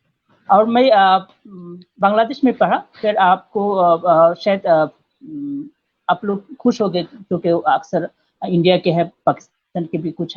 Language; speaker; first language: Hindi; non-native, fluent; Bangla